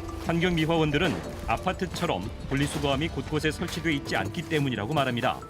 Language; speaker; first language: Korean; native; Korean